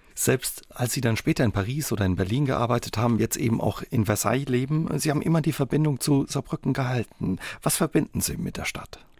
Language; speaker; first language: German; native; German